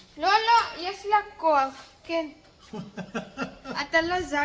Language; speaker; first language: Hebrew; non-native, learner; Gujarati